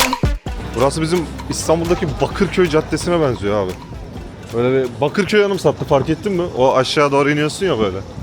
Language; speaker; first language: Turkish; native; Turkish